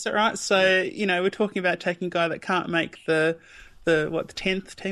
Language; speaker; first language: English; native; English